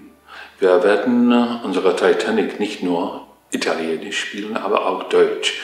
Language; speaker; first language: German; non-native, fluent; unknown